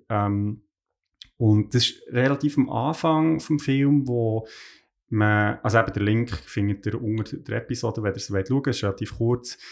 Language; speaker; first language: German; native; German